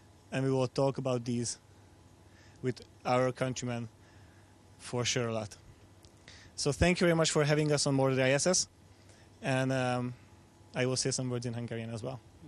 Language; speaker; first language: English; non-native, fluent; Hungarian